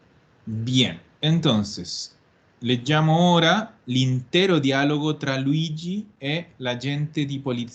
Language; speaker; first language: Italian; non-native, fluent; Spanish